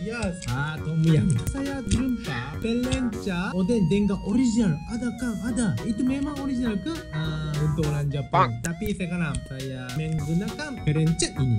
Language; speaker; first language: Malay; non-native, learner; Japanese